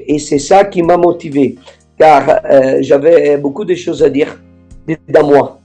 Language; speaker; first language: French; non-native, fluent; Italian